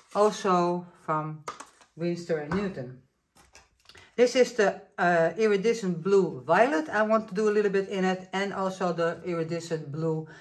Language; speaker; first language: English; non-native, fluent; Dutch